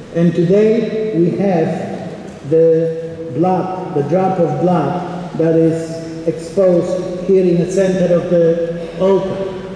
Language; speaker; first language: English; non-native, fluent; Polish